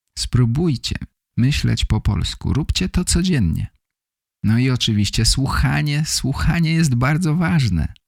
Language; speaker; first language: Polish; native; Polish